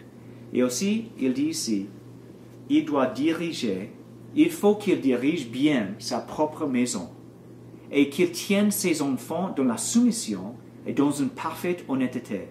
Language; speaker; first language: French; non-native, learner; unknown